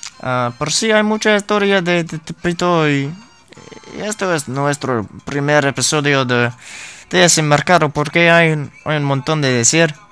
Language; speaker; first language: Spanish; non-native, learner; English